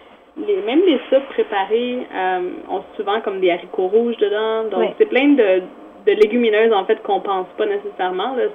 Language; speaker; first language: French; native; French